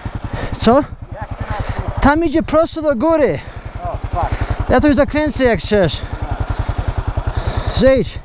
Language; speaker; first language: Polish; early bilingual, heritage; Polish